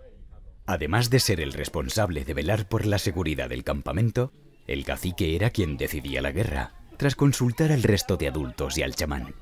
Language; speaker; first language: Spanish; native; Spanish